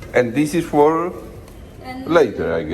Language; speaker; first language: English; non-native, learner; Polish